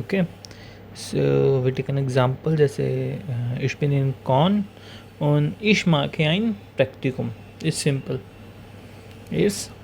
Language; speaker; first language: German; non-native, learner; Hindi